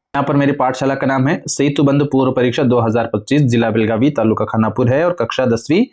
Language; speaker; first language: Hindi; non-native, local second language; Kannada